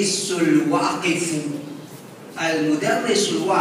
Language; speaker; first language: Arabic; non-native, fluent; Morisyen